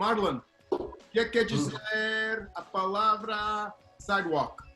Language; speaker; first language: Portuguese; non-native, fluent; English